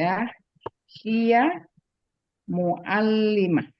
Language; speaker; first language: Arabic; non-native, learner; Indonesian